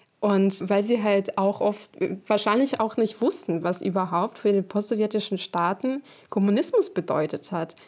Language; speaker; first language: German; non-native, fluent; Ukrainian